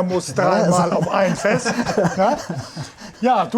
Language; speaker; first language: German; native; German